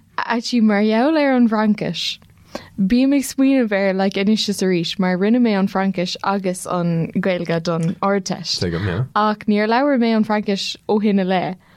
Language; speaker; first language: Irish; non-native, local second language; English